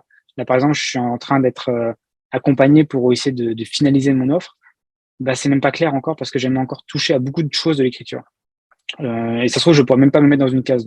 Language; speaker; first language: French; native; French